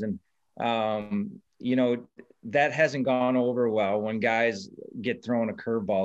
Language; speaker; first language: English; native; English